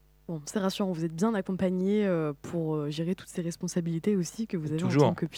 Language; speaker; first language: French; native; French